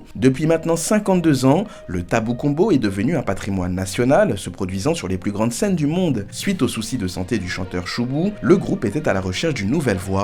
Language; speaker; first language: French; non-native, local second language; Haitian Creole